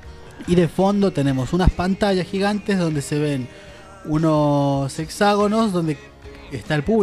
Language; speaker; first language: Spanish; native; Spanish